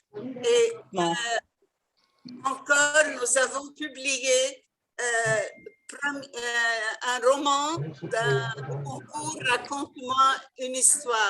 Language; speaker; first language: French; non-native, local second language; Arabic